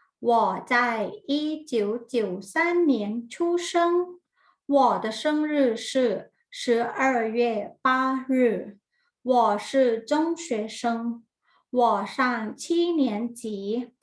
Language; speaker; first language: Chinese; non-native, fluent; Thai